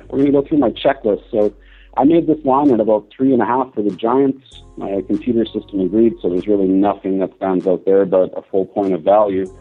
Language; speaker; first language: English; native; English